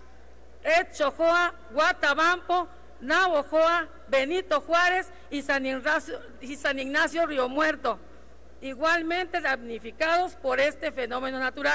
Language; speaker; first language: Spanish; native; Spanish